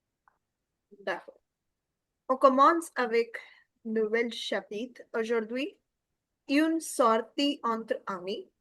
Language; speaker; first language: French; non-native, fluent; Hindi